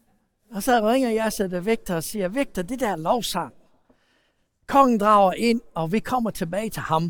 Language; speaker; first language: Danish; non-native, fluent; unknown